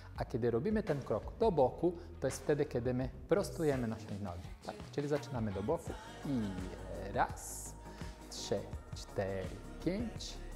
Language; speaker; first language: Polish; non-native, fluent; Portuguese